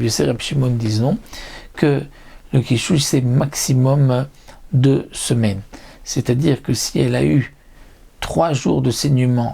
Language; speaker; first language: French; native; French